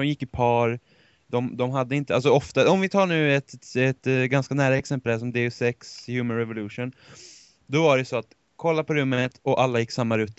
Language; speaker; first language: Swedish; native; Swedish